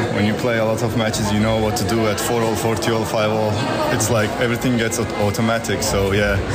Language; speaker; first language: English; non-native, fluent; Turkish